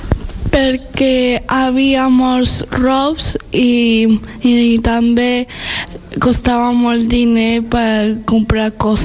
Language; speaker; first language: Catalan; early bilingual, other home language; Spanish